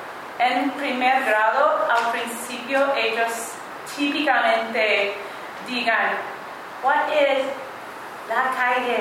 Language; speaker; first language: Spanish; non-native, fluent; English